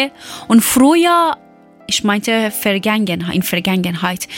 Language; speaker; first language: German; non-native, learner; Persian